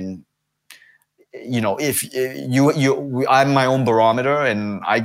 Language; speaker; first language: English; native; English